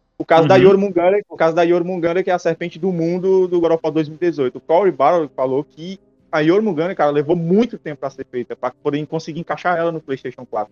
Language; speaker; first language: Portuguese; native; Portuguese